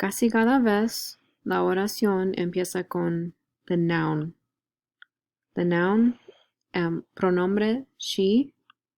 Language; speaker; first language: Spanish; non-native, learner; English